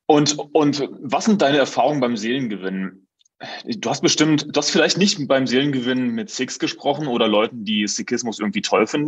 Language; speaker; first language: German; native; German